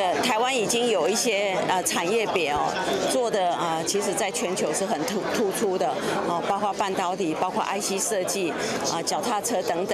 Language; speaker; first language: Chinese; native; Chinese